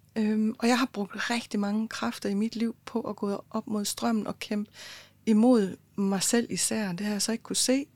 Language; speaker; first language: Danish; native; Danish